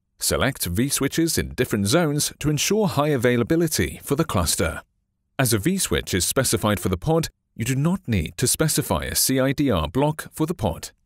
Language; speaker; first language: English; non-native, fluent; Chinese